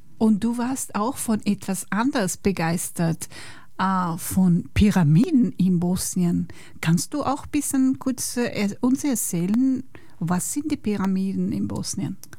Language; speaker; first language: German; non-native, fluent; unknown